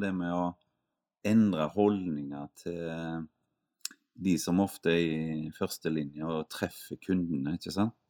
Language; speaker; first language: Norwegian; native; Norwegian